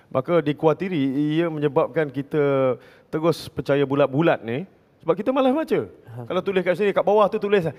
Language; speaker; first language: Malay; native; Malay